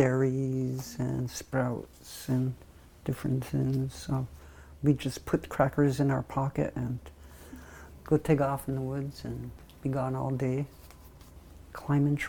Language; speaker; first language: English; native; English